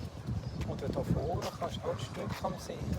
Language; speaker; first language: German; native; German